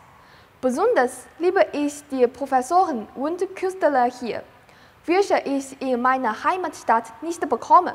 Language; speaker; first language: German; non-native, learner; Chinese